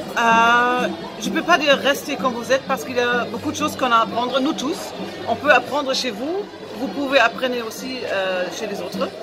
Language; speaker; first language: French; non-native, fluent; German